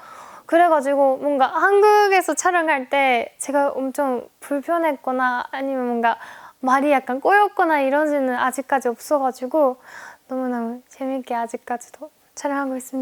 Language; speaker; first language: Korean; non-native, fluent; Japanese